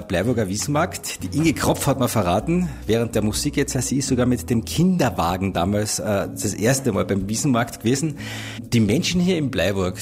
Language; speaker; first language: German; native; German